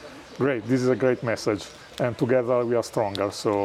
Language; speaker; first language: English; non-native, fluent; Italian